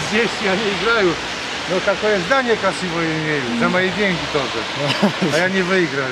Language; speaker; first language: Russian; non-native, learner; Polish